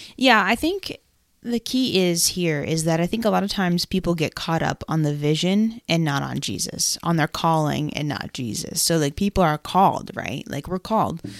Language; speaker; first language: English; native; English